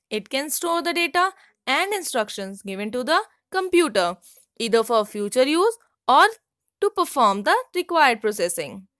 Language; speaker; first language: English; non-native, local second language; Hindi